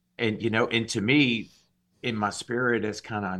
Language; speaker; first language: English; native; English